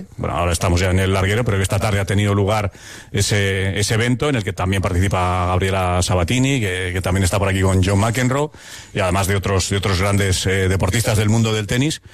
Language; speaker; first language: Spanish; native; Spanish